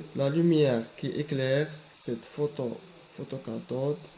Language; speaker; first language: French; non-native, local second language; Arabic